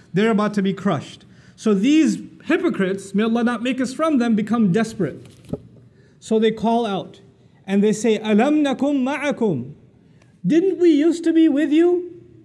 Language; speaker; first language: English; native; English